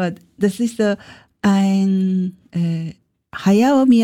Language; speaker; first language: German; non-native, learner; Japanese